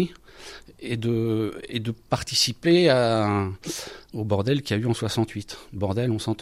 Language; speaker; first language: French; native; French